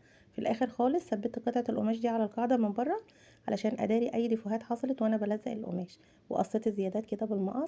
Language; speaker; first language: Arabic; native; Arabic